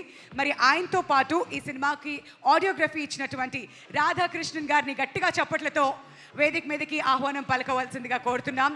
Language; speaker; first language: Telugu; native; Telugu